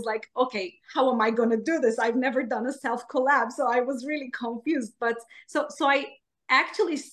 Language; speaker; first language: English; non-native, fluent; Turkish